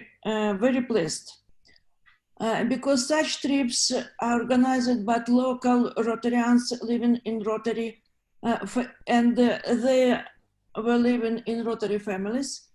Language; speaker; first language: English; non-native, learner; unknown